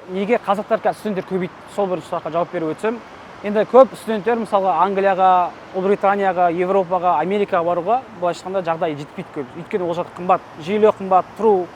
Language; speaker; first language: Kazakh; native; Kazakh